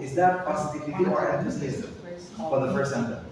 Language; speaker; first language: English; non-native, fluent; Indonesian